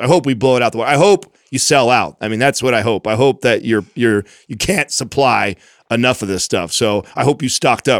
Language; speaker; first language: English; native; English